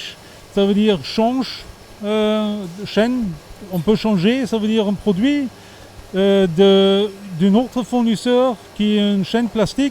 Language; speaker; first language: French; non-native, fluent; German